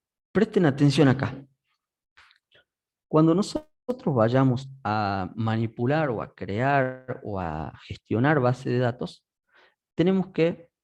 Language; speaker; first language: Spanish; native; Spanish